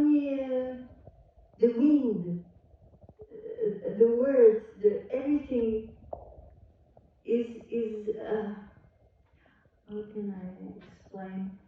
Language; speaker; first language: English; non-native, learner; Portuguese